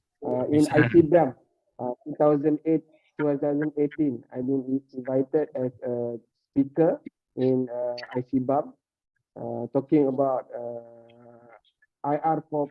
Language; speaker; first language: English; non-native, local second language; Malay